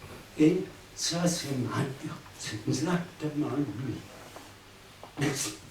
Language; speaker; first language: French; non-native, fluent; Spanish